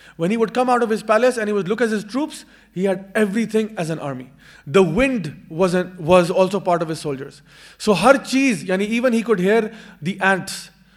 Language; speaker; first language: English; non-native, local second language; Urdu